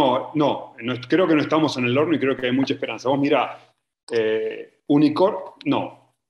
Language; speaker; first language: Spanish; native; Spanish